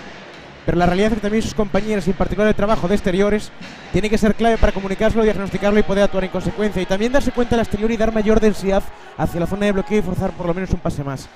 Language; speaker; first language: Spanish; native; Spanish